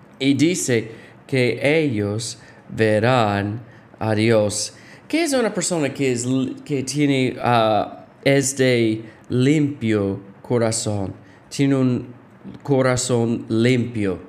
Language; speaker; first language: Spanish; non-native, fluent; English